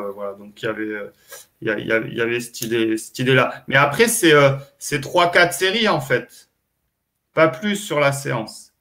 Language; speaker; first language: French; native; French